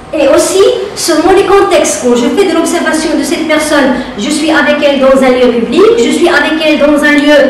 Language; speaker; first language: French; non-native, local second language; Arabic